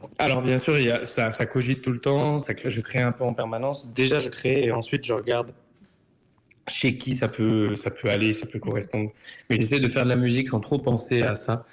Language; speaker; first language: French; early bilingual, other home language; Turkish